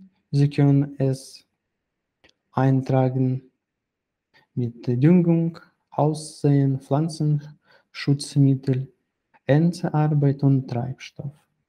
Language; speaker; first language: German; non-native, fluent; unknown